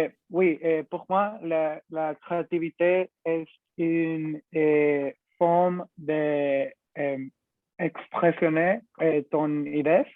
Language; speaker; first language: French; non-native, learner; Spanish